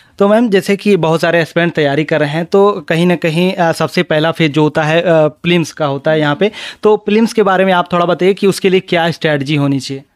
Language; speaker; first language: Hindi; native; Hindi